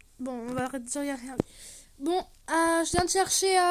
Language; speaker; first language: French; native; French